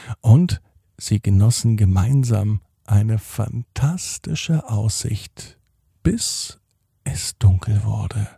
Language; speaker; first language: German; native; German